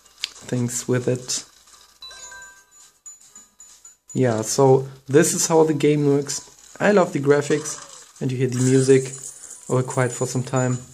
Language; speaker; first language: English; non-native, fluent; German